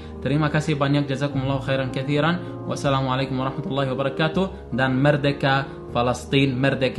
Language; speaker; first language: Indonesian; non-native, fluent; Arabic